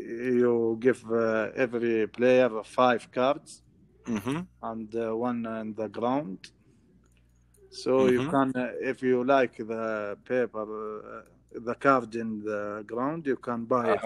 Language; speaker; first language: English; non-native, learner; Arabic